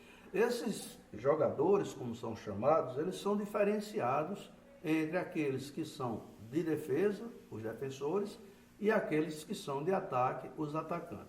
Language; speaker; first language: Portuguese; native; Portuguese